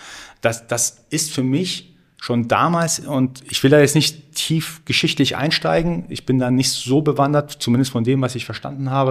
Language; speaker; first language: German; early bilingual, other home language; Persian